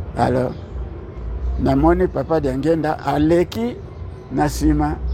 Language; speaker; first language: Lingala; non-native, local second language; Kongo